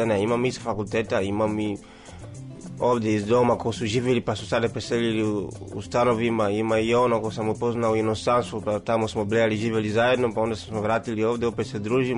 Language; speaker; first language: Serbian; non-native, learner; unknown